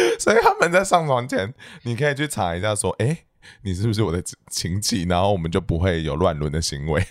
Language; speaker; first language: Chinese; native; Chinese